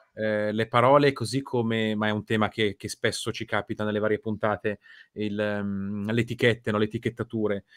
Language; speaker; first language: Italian; native; Italian